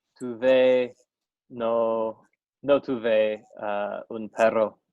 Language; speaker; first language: Spanish; non-native, learner; English